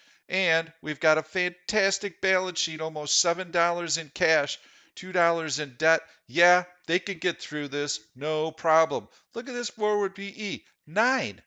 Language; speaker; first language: English; native; English